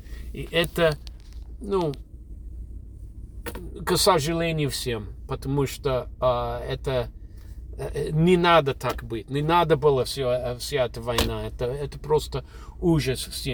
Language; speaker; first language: Russian; non-native, fluent; English